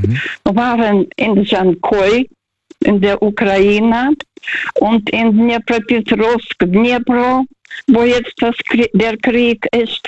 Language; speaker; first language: German; non-native, fluent; Russian